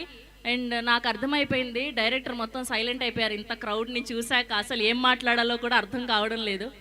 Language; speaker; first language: Telugu; native; Telugu